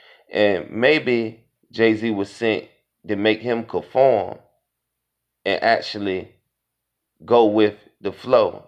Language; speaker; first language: English; native; English